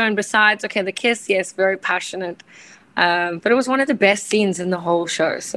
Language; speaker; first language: English; native; English